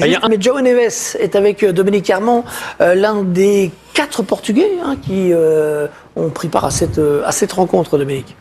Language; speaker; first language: French; native; French